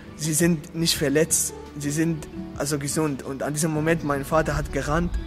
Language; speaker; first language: German; non-native, learner; Arabic